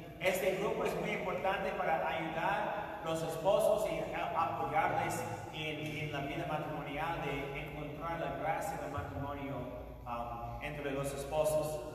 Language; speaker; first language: Spanish; non-native, fluent; English